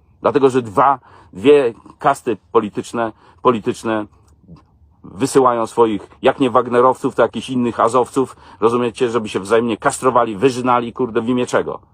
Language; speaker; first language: Polish; native; Polish